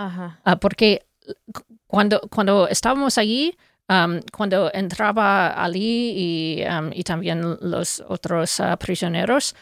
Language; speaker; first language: Spanish; non-native, fluent; English